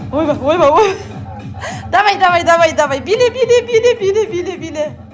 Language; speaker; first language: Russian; non-native, local second language; Kazakh